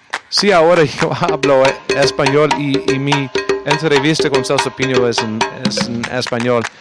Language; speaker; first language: Spanish; non-native, learner; English